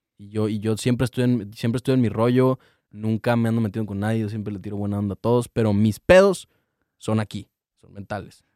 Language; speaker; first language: Spanish; native; Spanish